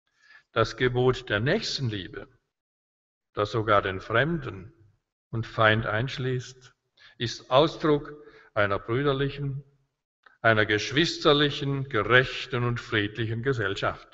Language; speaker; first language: German; native; German